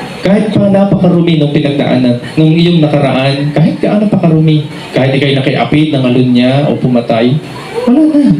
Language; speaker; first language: Filipino; native; Filipino